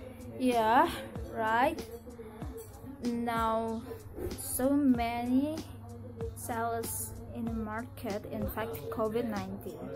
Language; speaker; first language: English; non-native, learner; Indonesian